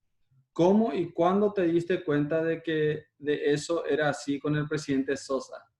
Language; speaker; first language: Spanish; native; Spanish